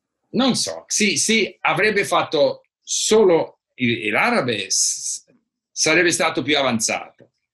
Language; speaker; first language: Italian; non-native, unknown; English